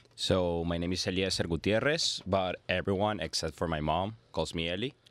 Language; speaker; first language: English; non-native, fluent; Spanish